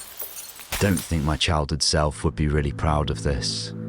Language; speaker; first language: English; native; English